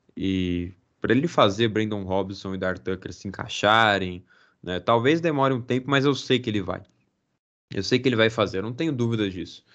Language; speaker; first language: Portuguese; native; Portuguese